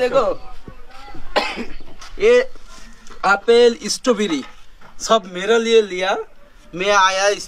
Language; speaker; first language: Hindi; non-native, learner; Bangla